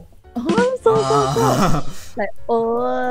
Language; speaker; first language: Japanese; non-native, learner; Thai